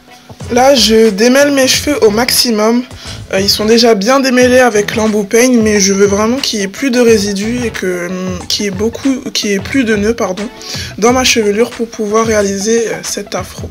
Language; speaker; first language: French; native; French